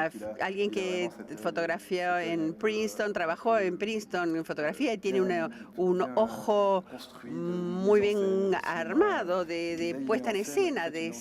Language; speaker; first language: Spanish; non-native, fluent; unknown